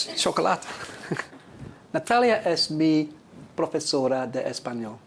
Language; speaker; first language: Spanish; non-native, learner; English